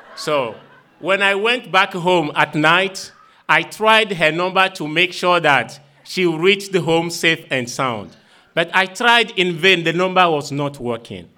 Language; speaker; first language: English; non-native, fluent; Ewe